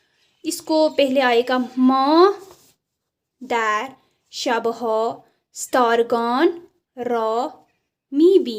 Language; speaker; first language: Persian; non-native, fluent; Urdu